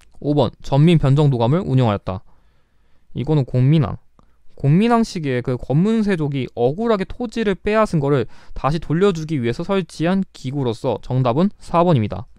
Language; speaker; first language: Korean; native; Korean